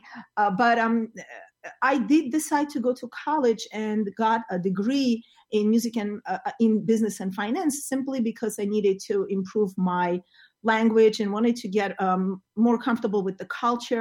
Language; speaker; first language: English; non-native, fluent; Armenian